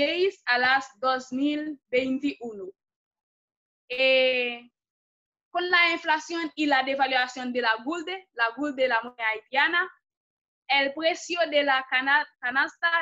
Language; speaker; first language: Spanish; non-native, fluent; Haitian Creole